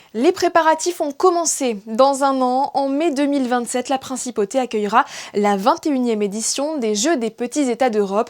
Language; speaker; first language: French; native; French